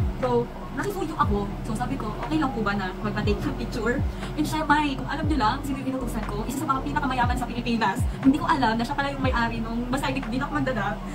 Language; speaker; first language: Filipino; non-native, local second language; Cebuano